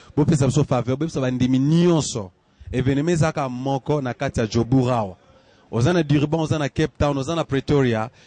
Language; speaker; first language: French; non-native, local second language; Lingala